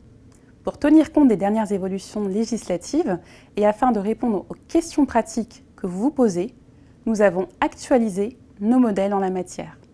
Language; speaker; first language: French; native; French